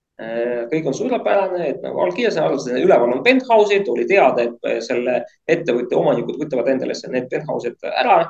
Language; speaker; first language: Estonian; non-native, local second language; Russian